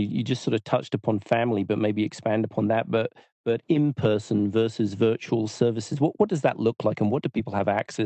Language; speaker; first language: English; native; English